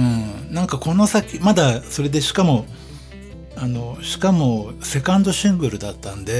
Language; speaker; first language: Japanese; native; Japanese